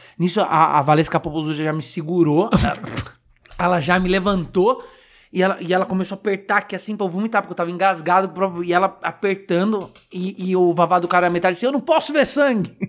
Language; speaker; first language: Portuguese; native; Portuguese